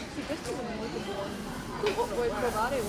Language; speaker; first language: Italian; non-native, learner; Chinese